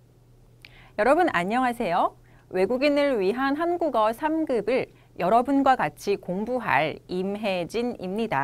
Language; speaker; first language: Korean; native; Korean